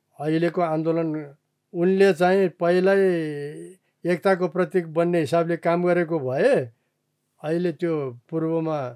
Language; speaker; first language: Nepali; non-native, local second language; Eastern Tamang